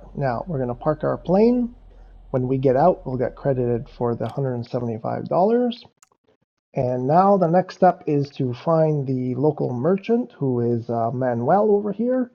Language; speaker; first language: English; native; English